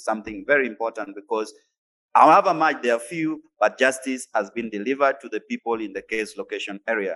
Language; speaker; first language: English; non-native, local second language; Acoli